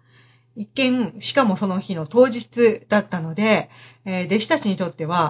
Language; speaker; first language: Japanese; native; Japanese